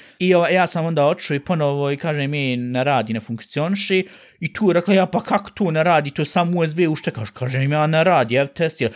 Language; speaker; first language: Bosnian; early bilingual, heritage; Bosnian